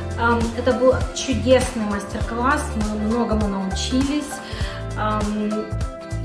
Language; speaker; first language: Russian; native; Russian